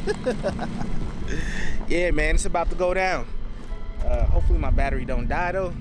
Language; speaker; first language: English; native; English